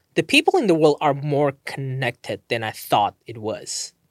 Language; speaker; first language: English; non-native, fluent; Indonesian